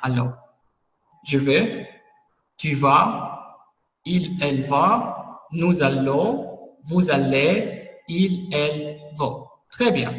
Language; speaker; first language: French; non-native, fluent; Arabic